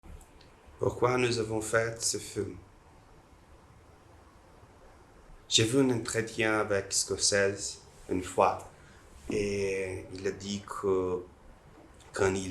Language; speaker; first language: French; non-native, learner; Portuguese